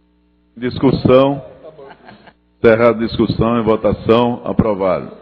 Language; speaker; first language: Portuguese; native; Portuguese